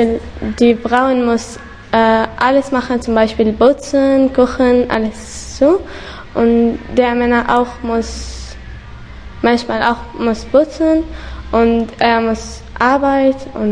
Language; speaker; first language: German; non-native, learner; Arabic